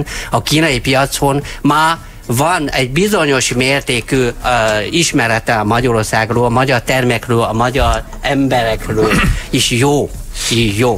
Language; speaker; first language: Hungarian; non-native, learner; Chinese